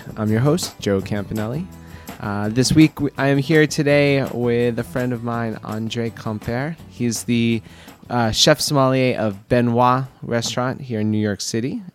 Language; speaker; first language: English; native; English